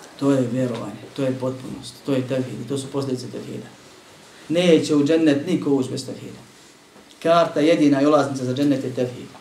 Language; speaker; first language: Bosnian; native; Bosnian